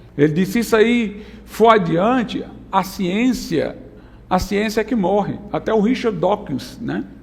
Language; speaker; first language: Portuguese; native; Portuguese